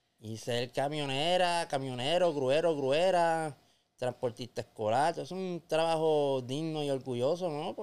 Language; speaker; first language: Spanish; native; Spanish